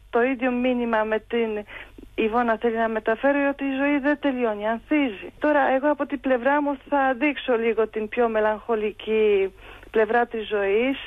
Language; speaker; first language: Greek; non-native, fluent; Polish